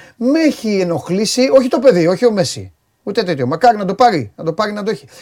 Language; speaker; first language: Greek; native; Greek